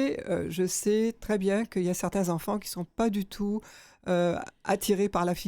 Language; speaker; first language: French; native; French